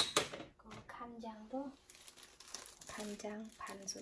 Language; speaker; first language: Korean; non-native, fluent; Khmer